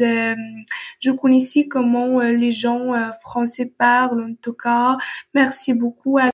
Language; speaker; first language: French; non-native, learner; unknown